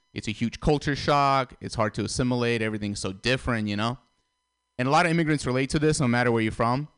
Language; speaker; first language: English; early bilingual, other home language; Russian